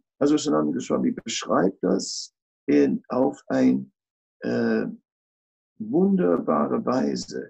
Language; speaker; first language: German; non-native, fluent; Dutch